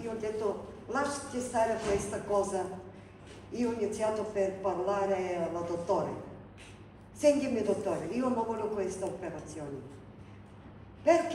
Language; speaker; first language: Italian; non-native, learner; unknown